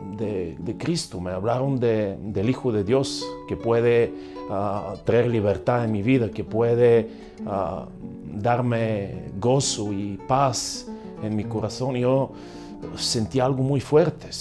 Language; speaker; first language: Spanish; non-native, fluent; Bulgarian